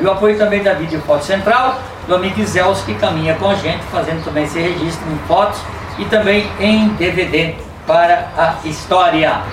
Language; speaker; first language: Portuguese; native; Portuguese